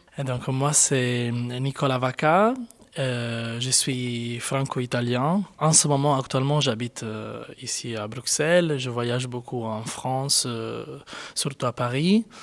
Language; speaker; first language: French; non-native, fluent; Italian